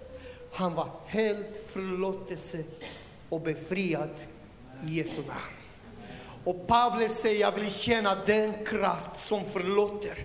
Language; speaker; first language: Swedish; non-native, learner; Romanian